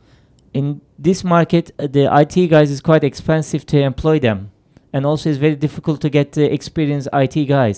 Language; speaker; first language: English; non-native, fluent; Turkish